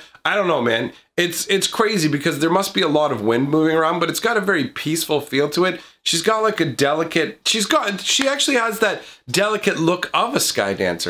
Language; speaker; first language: English; native; English